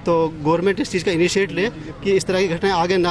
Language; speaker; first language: Hindi; native; Hindi